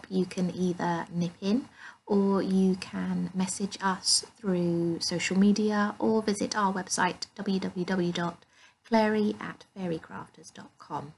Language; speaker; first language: English; native; English